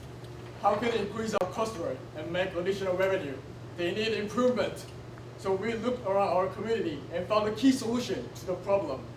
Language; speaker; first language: English; non-native, learner; Korean